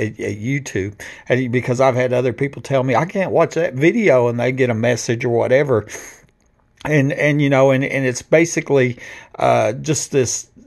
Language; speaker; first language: English; native; English